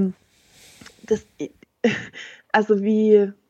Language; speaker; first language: German; native; German